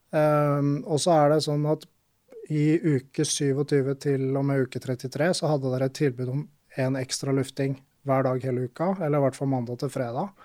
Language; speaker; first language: Norwegian; native; Norwegian